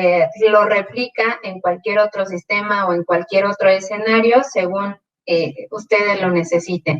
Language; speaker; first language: Spanish; native; Spanish